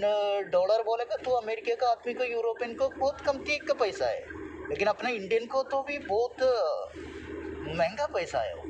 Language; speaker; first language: Hindi; non-native, local second language; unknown